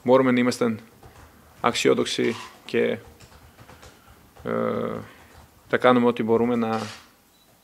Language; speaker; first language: Greek; non-native, fluent; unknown